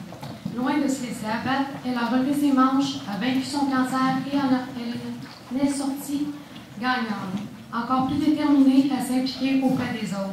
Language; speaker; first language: French; native; French